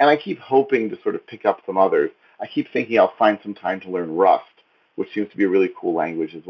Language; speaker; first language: English; native; English